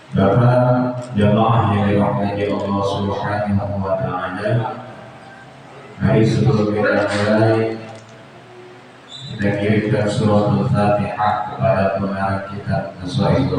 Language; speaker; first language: Indonesian; native; Indonesian